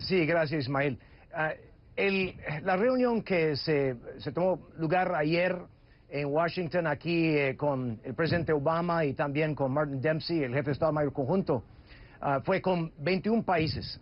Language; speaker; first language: Spanish; non-native, fluent; English